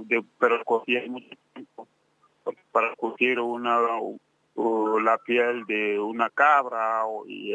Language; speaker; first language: Spanish; non-native, fluent; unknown